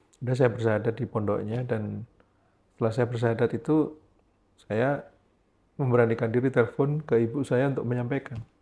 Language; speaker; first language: Indonesian; native; Indonesian